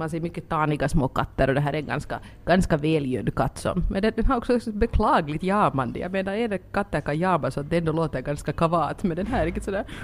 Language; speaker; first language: Swedish; native; Swedish